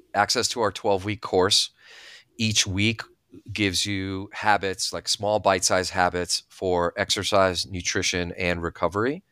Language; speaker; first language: English; early bilingual, other home language; Bulgarian